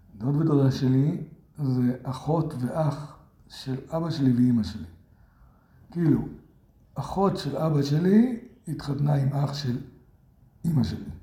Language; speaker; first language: Hebrew; early bilingual, other home language; English